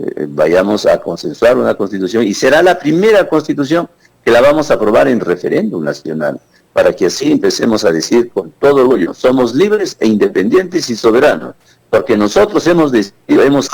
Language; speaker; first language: Spanish; native; Spanish